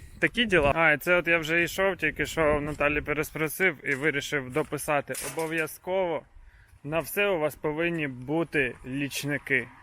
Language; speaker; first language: Ukrainian; native; Ukrainian